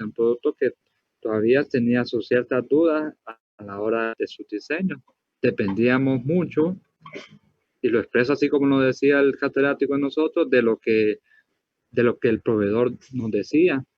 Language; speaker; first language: Spanish; native; Spanish